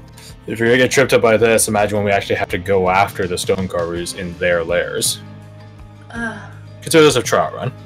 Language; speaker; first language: English; native; English